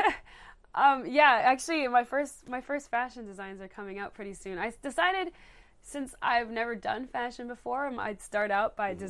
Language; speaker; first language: English; native; English